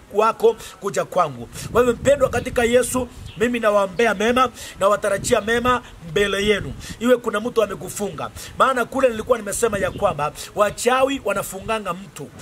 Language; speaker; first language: Swahili; non-native, local second language; Gusii